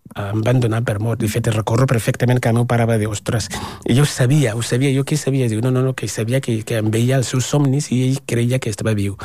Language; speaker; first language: Catalan; non-native, fluent; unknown